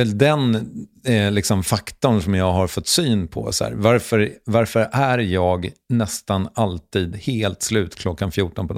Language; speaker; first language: Swedish; native; Swedish